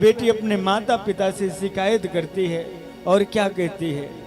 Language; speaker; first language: Hindi; native; Hindi